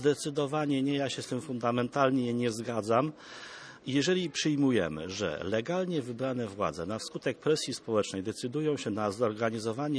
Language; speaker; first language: Polish; native; Polish